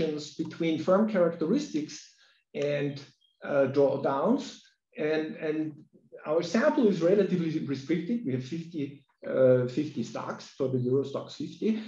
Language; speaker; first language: English; non-native, fluent; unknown